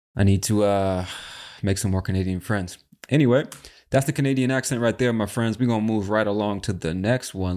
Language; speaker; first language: English; native; English